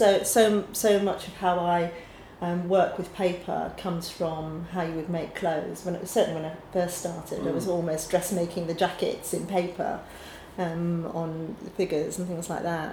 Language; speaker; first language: English; native; English